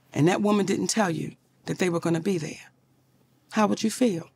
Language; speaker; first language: English; native; English